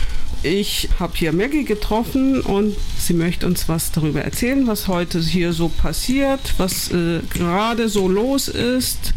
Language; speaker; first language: German; native; German